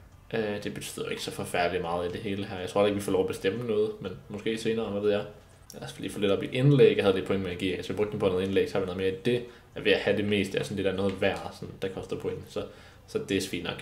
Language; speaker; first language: Danish; native; Danish